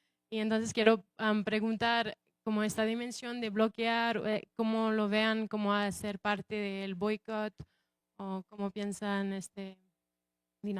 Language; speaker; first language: Spanish; non-native, fluent; English